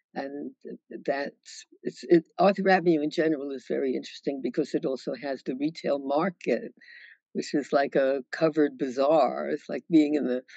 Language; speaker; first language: English; native; English